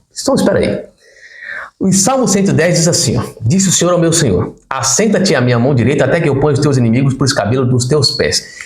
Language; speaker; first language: Portuguese; native; Portuguese